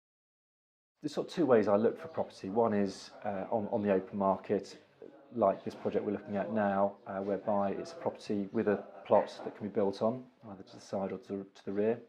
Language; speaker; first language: English; native; English